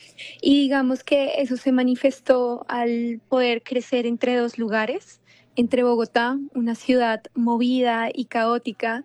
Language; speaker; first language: Spanish; native; Spanish